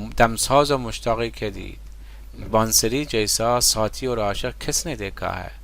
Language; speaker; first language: Urdu; non-native, fluent; Persian